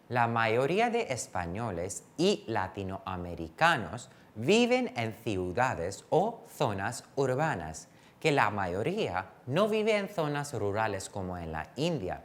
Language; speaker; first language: Spanish; non-native, fluent; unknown